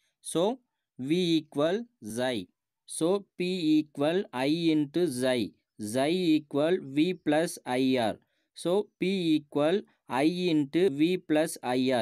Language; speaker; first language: English; non-native, local second language; Tamil